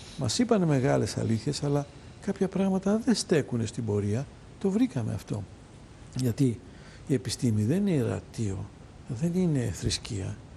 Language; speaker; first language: Greek; native; Greek